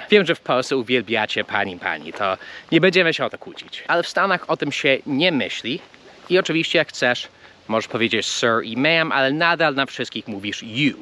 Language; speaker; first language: Polish; non-native, fluent; English